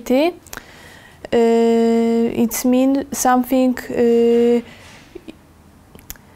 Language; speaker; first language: English; non-native, learner; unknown